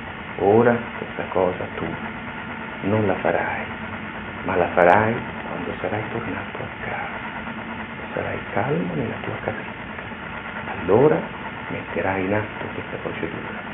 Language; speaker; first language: Italian; native; Italian